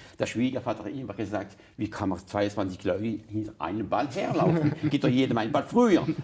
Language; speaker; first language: German; non-native, local second language; French